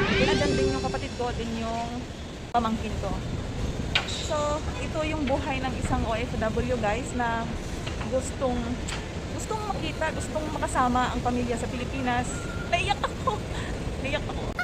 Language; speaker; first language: Filipino; non-native, local second language; Cebuano